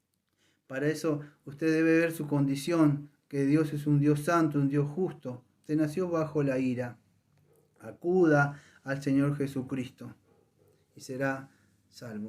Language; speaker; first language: Spanish; native; Spanish